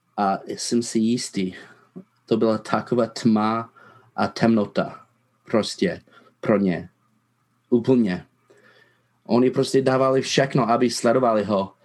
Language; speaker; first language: Czech; non-native, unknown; English